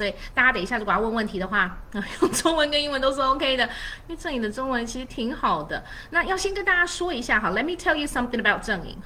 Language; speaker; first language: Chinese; native; Chinese